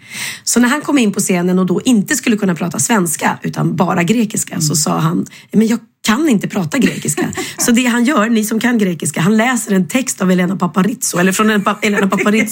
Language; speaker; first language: Swedish; native; Swedish